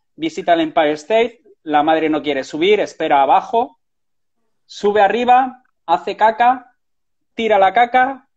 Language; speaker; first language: Spanish; native; Spanish